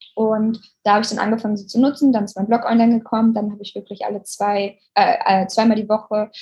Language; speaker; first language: German; native; German